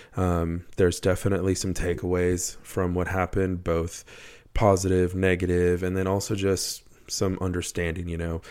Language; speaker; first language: English; native; English